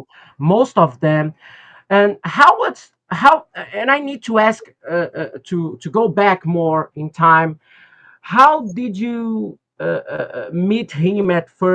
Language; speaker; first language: English; non-native, fluent; Portuguese